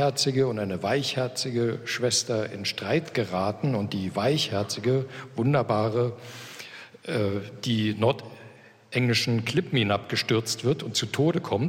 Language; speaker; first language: German; native; German